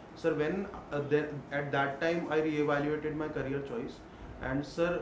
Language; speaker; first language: English; non-native, local second language; Hindi